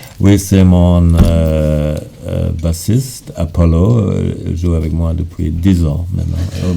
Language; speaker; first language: French; non-native, fluent; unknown